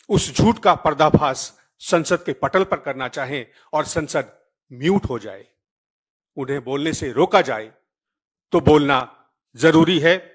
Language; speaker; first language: Hindi; native; Hindi